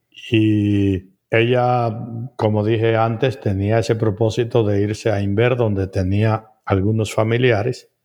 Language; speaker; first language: Spanish; native; Spanish